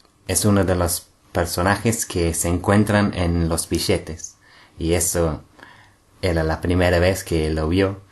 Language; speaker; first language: Spanish; non-native, fluent; English